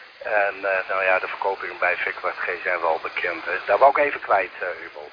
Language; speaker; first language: Dutch; native; Dutch